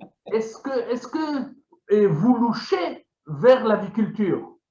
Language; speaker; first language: French; non-native, fluent; Hebrew